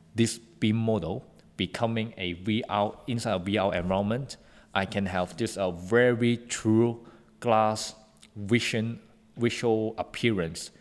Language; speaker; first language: English; non-native, local second language; Cantonese